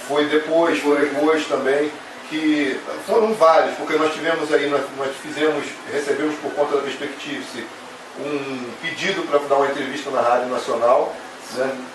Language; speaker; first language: Portuguese; native; Portuguese